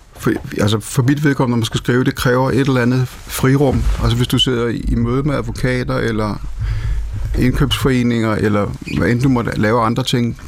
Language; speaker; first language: Danish; native; Danish